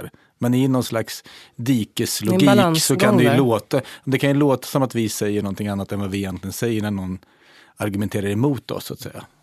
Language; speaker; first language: Swedish; native; Swedish